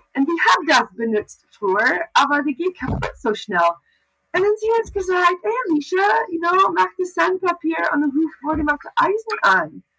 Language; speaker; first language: German; non-native, learner; English